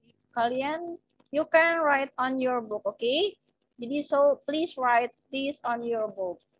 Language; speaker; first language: English; non-native, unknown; Indonesian